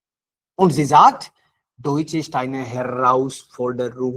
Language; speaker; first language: German; non-native, fluent; Hindi